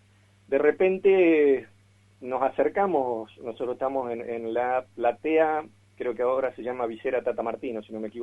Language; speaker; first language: Spanish; native; Spanish